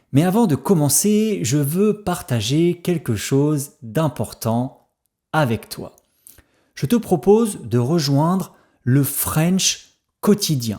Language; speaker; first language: French; native; French